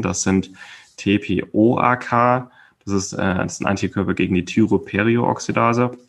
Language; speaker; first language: German; native; German